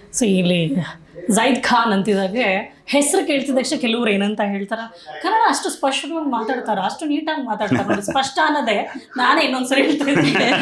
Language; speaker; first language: Kannada; native; Kannada